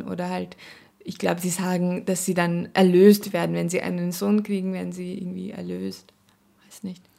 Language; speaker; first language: German; non-native, fluent; Nepali